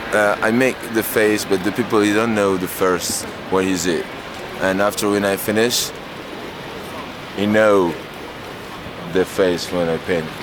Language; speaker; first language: English; non-native, learner; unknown